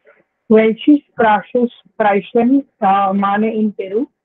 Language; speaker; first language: German; non-native, learner; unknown